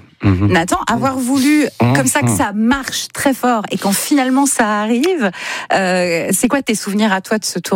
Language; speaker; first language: French; native; French